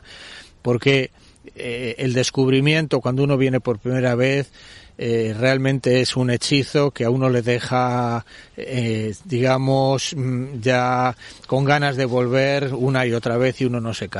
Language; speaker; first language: Spanish; native; Spanish